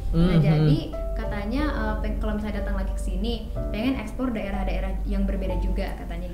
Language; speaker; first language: Indonesian; native; Indonesian